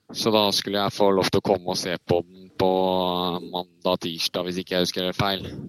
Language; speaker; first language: Norwegian; native; Norwegian